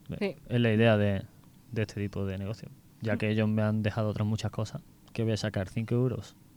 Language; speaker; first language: Spanish; native; Spanish